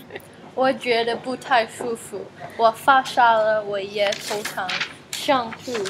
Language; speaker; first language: Chinese; non-native, learner; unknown